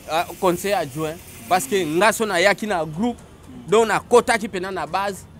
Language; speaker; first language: Lingala; native; Lingala